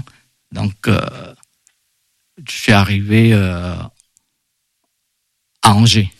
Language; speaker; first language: French; non-native, fluent; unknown